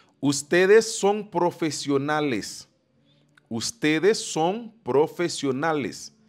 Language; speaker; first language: Spanish; non-native, fluent; Haitian Creole